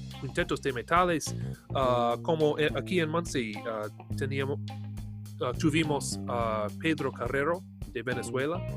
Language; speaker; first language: Spanish; non-native, learner; English